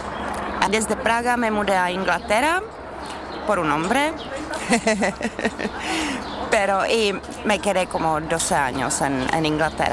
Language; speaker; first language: Spanish; non-native, fluent; Czech